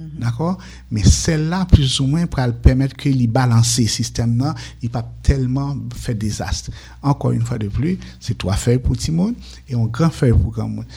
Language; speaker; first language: French; non-native, local second language; Haitian Creole